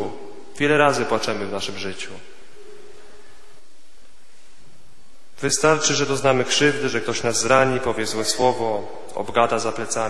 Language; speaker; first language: Polish; native; Polish